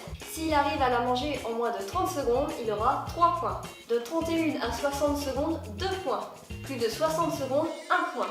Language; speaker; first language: French; native; French